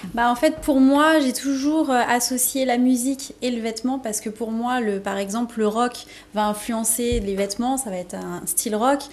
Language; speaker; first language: French; native; French